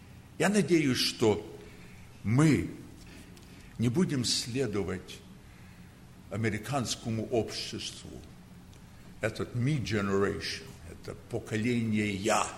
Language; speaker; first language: Russian; early bilingual, heritage; Russian